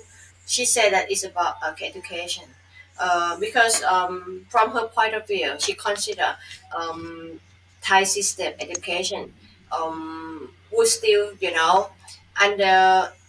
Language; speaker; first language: English; non-native, fluent; Thai